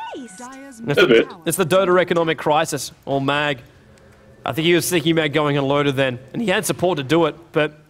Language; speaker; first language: English; native; English